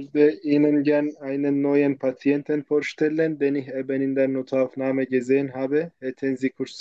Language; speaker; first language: German; non-native, learner; Turkish